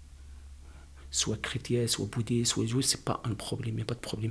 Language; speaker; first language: French; non-native, learner; Arabic